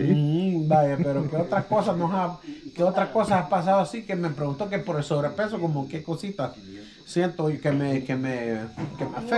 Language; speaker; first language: Spanish; native; Spanish